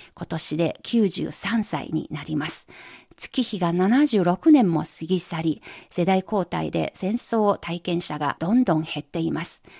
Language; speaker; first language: Japanese; non-native, fluent; Chinese